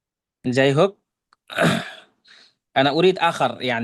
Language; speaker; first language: Arabic; non-native, fluent; Bangla